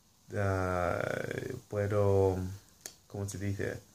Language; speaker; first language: Spanish; non-native, learner; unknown